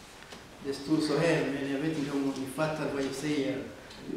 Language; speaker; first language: Swedish; non-native, fluent; Rundi